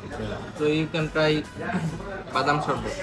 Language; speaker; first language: English; non-native, learner; Bangla